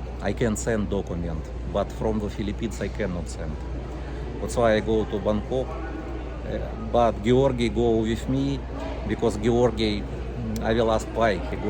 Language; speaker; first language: English; non-native, learner; Russian